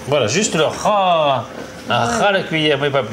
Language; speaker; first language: French; native; French